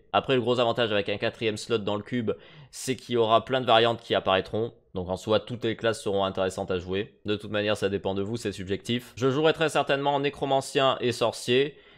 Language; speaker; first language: French; native; French